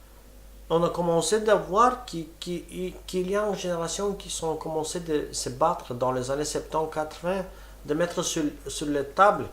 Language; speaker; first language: French; non-native, fluent; Romany